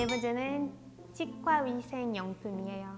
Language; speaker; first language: Korean; non-native, learner; Hebrew